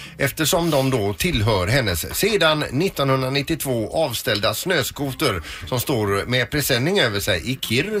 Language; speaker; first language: Swedish; native; Swedish